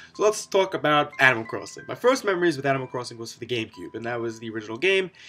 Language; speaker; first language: English; native; English